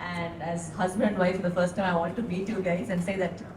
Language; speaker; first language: Telugu; non-native, local second language; Tamil